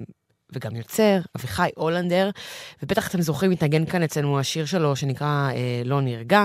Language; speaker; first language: Hebrew; native; Hebrew